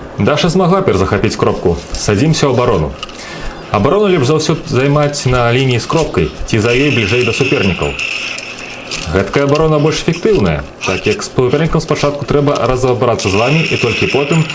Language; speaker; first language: Belarusian; non-native, local second language; Russian